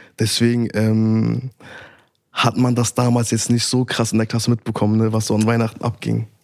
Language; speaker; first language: German; early bilingual, other home language; Turkish